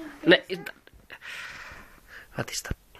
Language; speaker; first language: Dutch; non-native, learner; Filipino